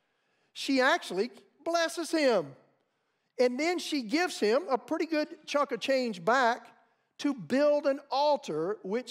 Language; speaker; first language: English; native; English